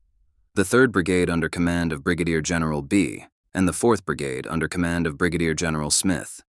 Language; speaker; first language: English; native; English